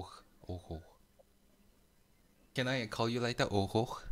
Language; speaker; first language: English; non-native, fluent; Korean